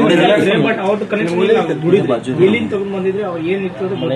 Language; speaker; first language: Kannada; native; Kannada